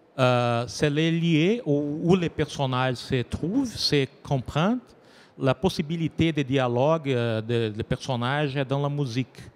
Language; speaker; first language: French; non-native, learner; Portuguese